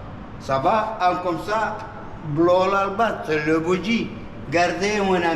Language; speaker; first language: French; non-native, learner; Arabic